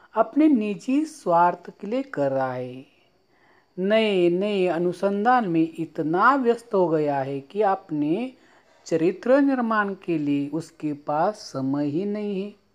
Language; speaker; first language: Hindi; non-native, local second language; Marathi